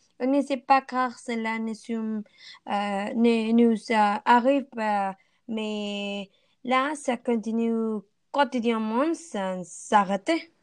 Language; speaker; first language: French; non-native, learner; Spanish